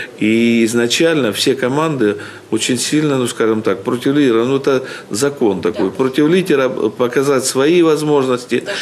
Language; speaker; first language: Russian; native; Russian